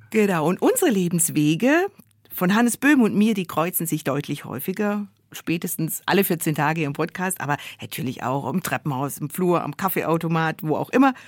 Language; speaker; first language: German; native; German